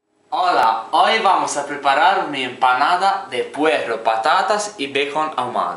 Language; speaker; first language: Spanish; non-native, fluent; Italian